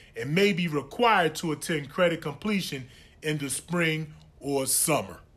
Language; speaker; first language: English; native; English